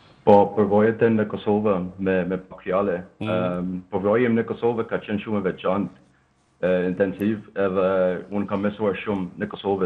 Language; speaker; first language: Albanian; non-native, learner; Danish